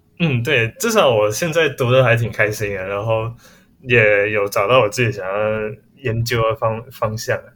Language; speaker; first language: Chinese; native; Chinese